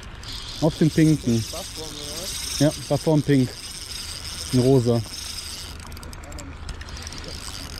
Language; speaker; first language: German; native; German